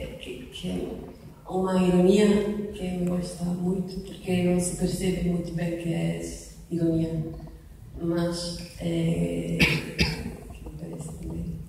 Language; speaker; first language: Portuguese; non-native, learner; Italian